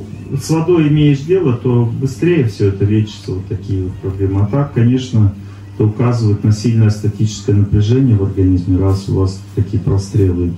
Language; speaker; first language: Russian; native; Russian